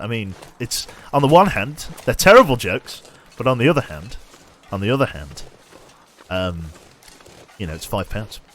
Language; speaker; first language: English; native; English